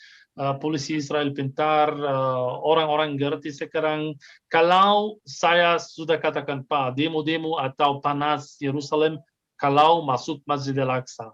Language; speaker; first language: Indonesian; non-native, fluent; Arabic